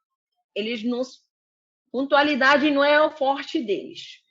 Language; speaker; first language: Portuguese; non-native, fluent; Spanish